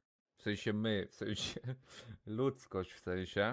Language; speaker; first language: Polish; native; Polish